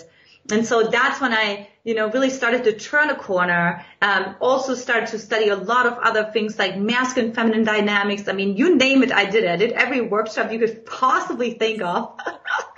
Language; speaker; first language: English; non-native, fluent; German